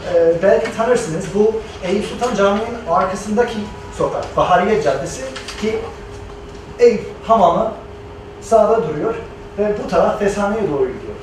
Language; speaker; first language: Turkish; non-native, fluent; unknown